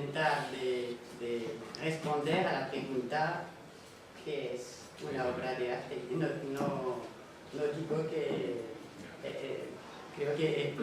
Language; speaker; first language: Spanish; non-native, fluent; French